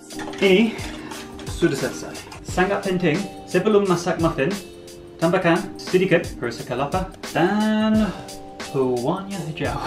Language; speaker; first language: Indonesian; non-native, fluent; English